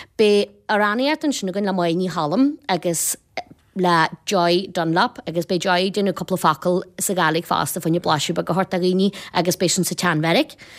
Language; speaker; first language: Irish; native; Irish